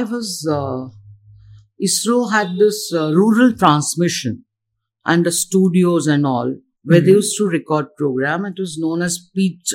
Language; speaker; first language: English; non-native, local second language; Gujarati